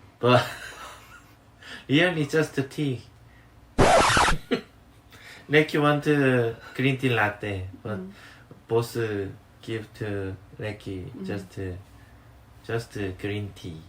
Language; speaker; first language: English; non-native, learner; Korean